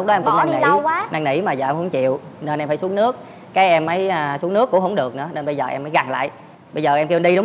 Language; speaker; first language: Vietnamese; native; Vietnamese